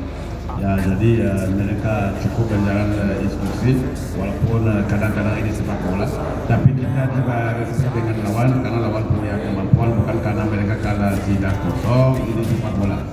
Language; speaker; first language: Indonesian; non-native, fluent; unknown